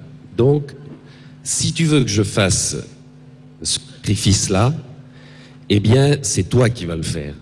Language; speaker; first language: French; native; French